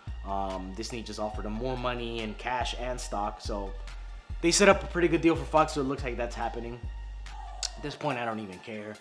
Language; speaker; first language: English; native; English